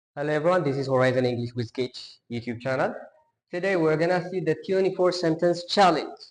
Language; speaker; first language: English; non-native, local second language; Amharic